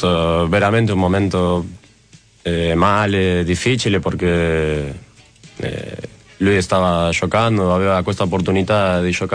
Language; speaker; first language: Italian; non-native, fluent; Spanish